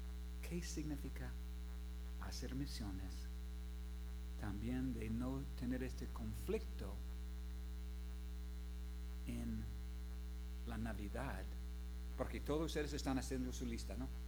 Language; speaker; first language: Spanish; non-native, fluent; English